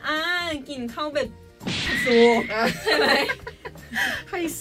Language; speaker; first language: Thai; non-native, learner; Korean